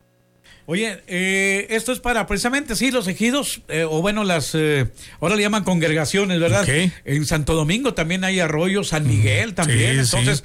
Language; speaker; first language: Spanish; native; Spanish